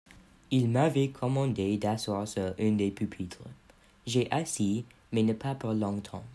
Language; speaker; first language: French; non-native, learner; English